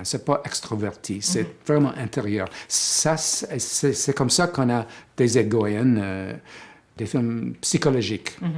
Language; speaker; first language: French; non-native, fluent; English